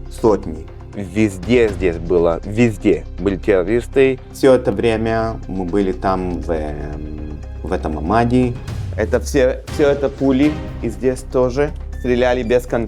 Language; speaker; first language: Russian; early bilingual, heritage; Russian